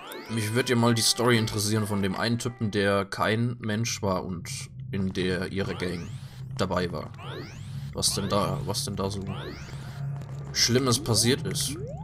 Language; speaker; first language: German; native; German